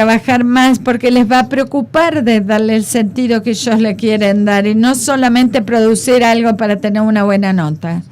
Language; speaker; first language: Spanish; non-native, fluent; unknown